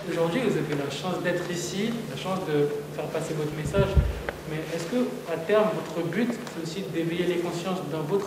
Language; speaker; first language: French; native; French